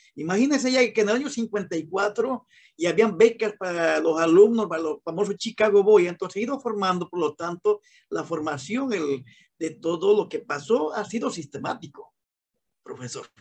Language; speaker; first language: Spanish; native; Spanish